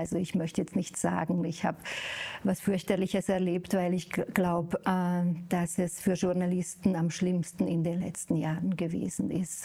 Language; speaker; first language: German; non-native, fluent; Hungarian